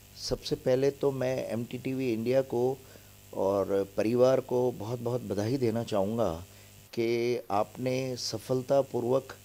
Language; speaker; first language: Hindi; native; Hindi